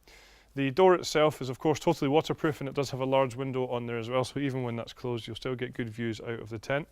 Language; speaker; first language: English; native; English